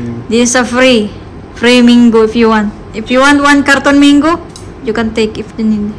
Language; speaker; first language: English; non-native, learner; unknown